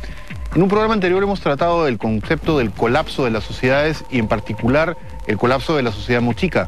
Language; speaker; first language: Spanish; native; Spanish